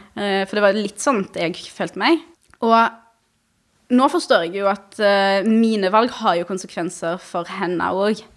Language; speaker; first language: Norwegian; early bilingual, other home language; Arabic